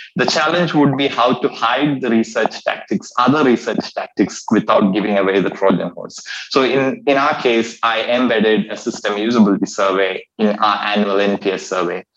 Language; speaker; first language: English; non-native, local second language; Malayalam